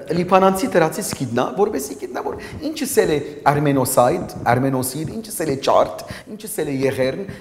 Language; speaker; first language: Armenian; early bilingual, heritage; Armenian